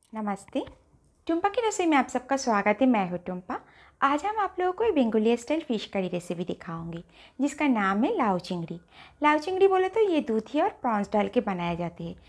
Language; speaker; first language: Hindi; non-native, local second language; Bangla